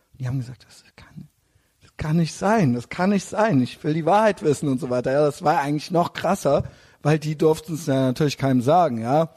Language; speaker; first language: German; native; German